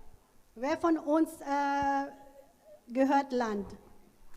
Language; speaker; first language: German; non-native, learner; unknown